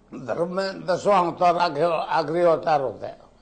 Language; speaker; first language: Hindi; native; Hindi